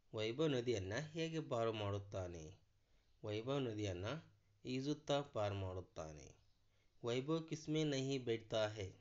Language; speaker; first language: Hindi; non-native, local second language; Kannada